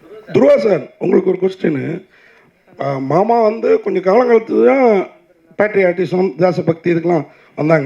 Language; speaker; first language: Tamil; native; Tamil